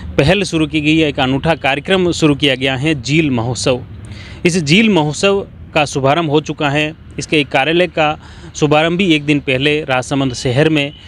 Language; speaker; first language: Hindi; native; Hindi